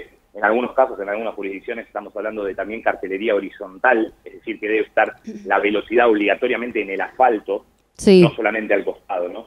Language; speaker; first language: Spanish; native; Spanish